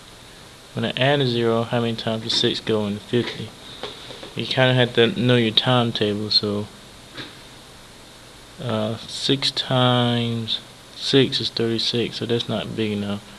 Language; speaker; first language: English; native; English